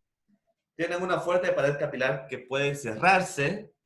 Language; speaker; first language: Spanish; native; Spanish